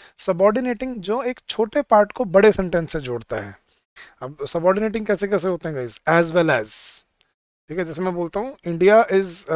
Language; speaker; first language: Hindi; native; Hindi